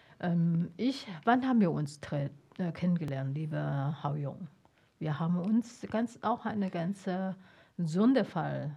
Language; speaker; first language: German; non-native, fluent; Chinese